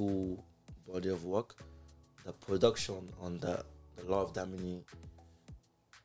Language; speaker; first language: English; non-native, local second language; Igbo